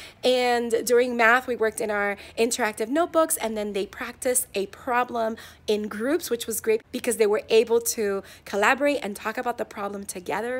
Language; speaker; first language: English; non-native, fluent; Spanish